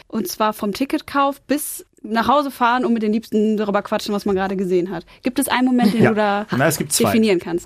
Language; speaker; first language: German; native; German